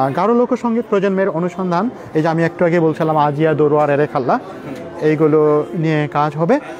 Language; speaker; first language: Bangla; non-native, local second language; Garo